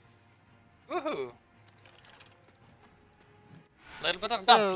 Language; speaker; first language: English; native; English